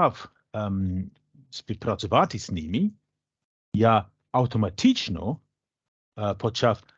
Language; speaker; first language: Ukrainian; non-native, learner; English